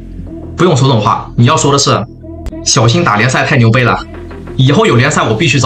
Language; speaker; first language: Chinese; native; Chinese